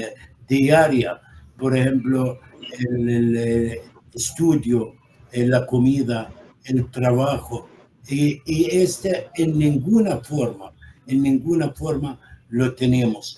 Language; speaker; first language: Spanish; non-native, fluent; Arabic